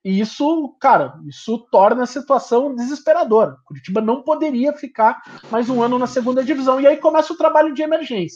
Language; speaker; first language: Portuguese; native; Portuguese